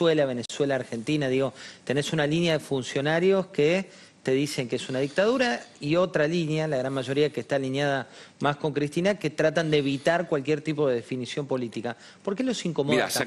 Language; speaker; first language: Spanish; native; Spanish